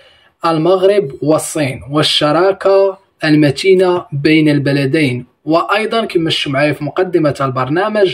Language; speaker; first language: Arabic; native; Arabic